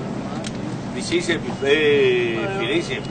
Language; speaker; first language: Italian; native; Italian